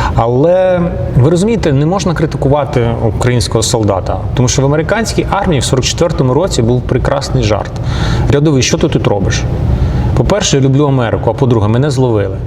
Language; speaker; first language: Ukrainian; non-native, local second language; Russian